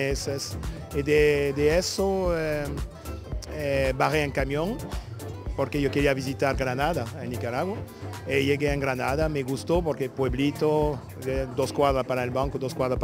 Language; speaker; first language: Spanish; non-native, fluent; French